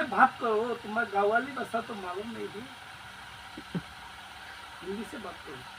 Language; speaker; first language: Hindi; non-native, local second language; Bangla